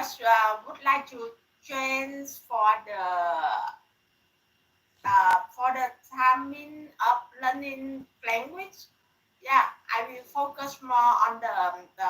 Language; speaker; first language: English; non-native, learner; Thai